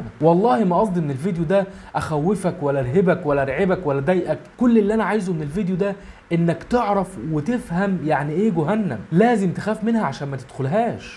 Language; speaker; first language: Arabic; native; Arabic